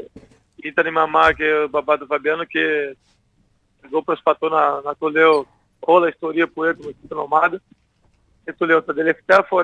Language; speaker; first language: Greek; non-native, learner; Portuguese